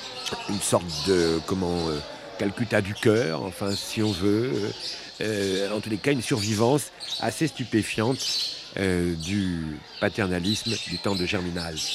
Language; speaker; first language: French; native; French